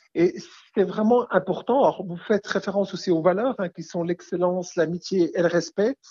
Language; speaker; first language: French; native; French